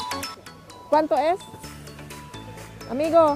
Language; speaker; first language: Spanish; non-native, learner; Filipino